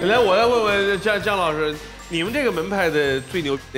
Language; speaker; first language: Chinese; native; Chinese